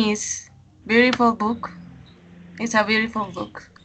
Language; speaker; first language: English; non-native, learner; Spanish